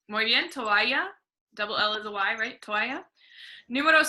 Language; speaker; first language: Spanish; non-native, fluent; English